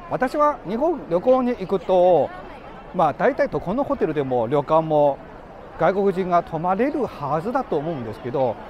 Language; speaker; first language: Japanese; non-native, fluent; Chinese